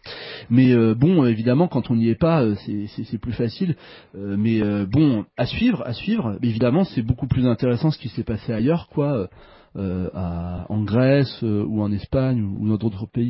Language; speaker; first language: French; native; French